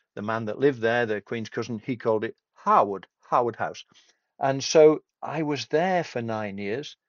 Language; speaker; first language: English; native; English